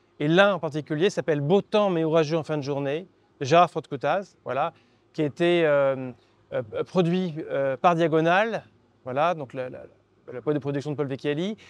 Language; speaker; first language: French; native; French